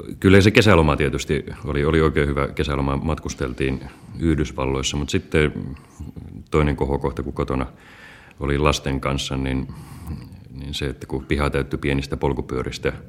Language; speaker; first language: Finnish; native; Finnish